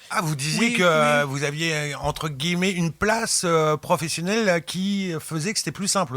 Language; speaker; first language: French; native; French